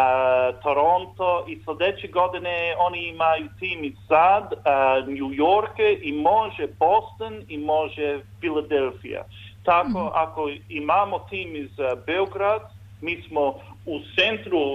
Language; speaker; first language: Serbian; non-native, learner; English